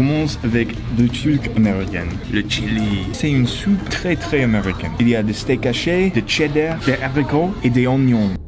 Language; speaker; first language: French; non-native, learner; English